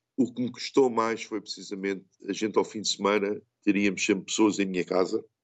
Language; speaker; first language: Portuguese; early bilingual, heritage; Portuguese